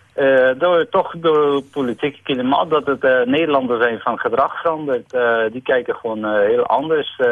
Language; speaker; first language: Dutch; non-native, fluent; Persian